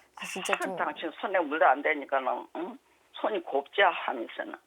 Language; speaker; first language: Korean; native; Korean